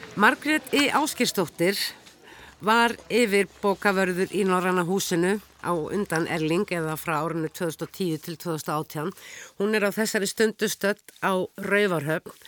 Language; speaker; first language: Icelandic; native; Icelandic